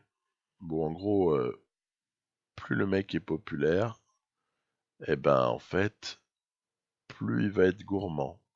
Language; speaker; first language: French; native; French